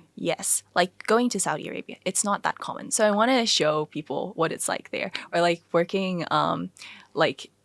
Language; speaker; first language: English; early bilingual, other home language; Thai